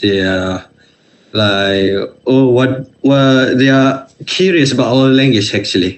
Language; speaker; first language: English; non-native, fluent; Malay